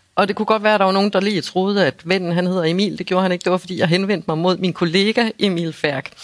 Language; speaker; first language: Danish; native; Danish